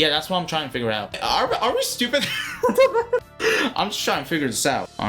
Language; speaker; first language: English; native; English